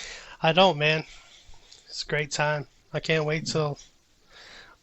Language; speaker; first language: English; native; English